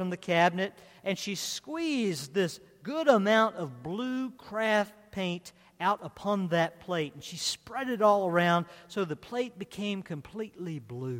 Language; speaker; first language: English; native; English